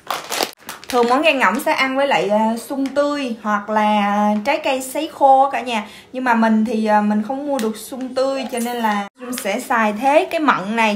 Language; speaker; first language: Vietnamese; native; Vietnamese